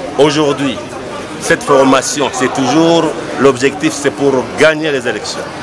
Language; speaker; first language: French; non-native, local second language; Swahili